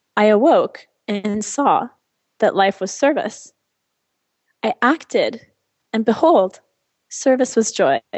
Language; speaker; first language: English; non-native, fluent; French